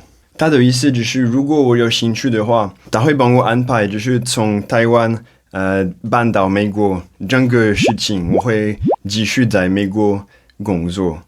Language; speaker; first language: Chinese; non-native, fluent; French